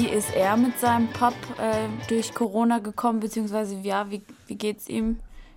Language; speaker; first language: German; native; German